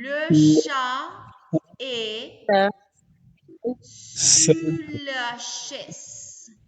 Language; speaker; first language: French; non-native, fluent; Spanish